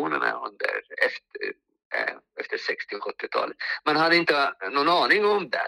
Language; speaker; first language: Swedish; non-native, fluent; Arabic